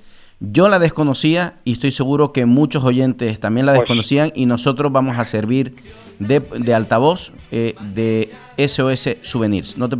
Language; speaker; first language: Spanish; native; Spanish